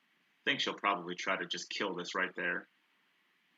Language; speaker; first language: English; native; English